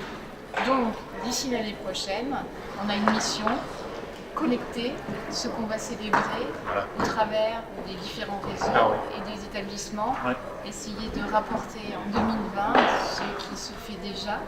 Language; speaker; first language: French; native; French